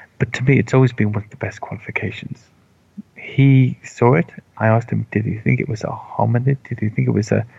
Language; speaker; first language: English; native; English